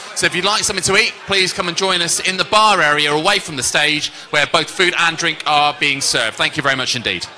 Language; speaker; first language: English; native; English